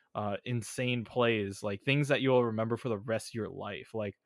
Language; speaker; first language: English; native; English